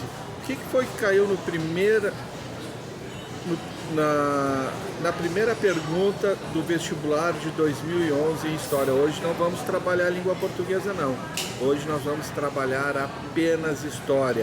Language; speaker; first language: Portuguese; native; Portuguese